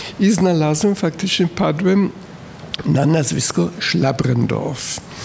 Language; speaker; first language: Polish; non-native, fluent; German